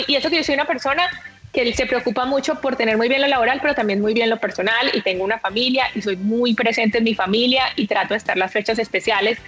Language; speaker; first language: Spanish; native; Spanish